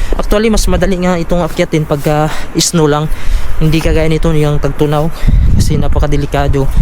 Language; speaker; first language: Filipino; non-native, local second language; Cebuano